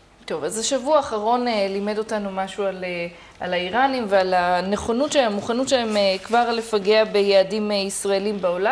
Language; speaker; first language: Hebrew; native; Hebrew